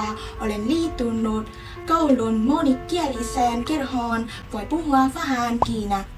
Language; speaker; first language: Finnish; non-native, learner; Vietnamese